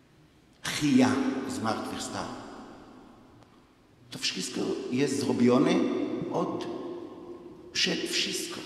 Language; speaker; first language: Polish; non-native, fluent; Hebrew